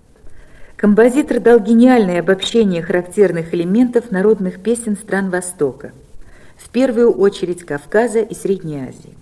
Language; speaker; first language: Russian; native; Russian